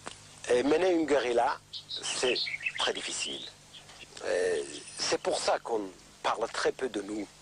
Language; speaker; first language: French; non-native, fluent; Kurdish